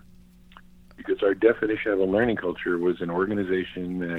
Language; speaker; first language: English; native; English